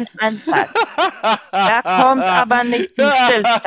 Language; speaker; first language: German; non-native, fluent; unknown